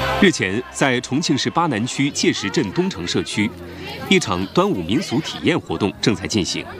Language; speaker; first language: Chinese; native; Chinese